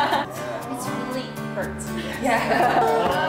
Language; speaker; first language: English; non-native, learner; Korean